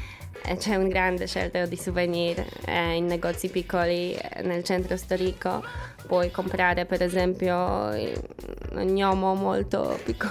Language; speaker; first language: Italian; non-native, fluent; Polish